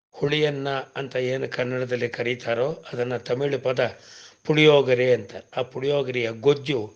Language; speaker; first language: Kannada; non-native, local second language; Tamil